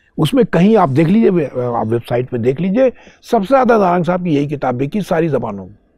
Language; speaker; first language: Hindi; native; Hindi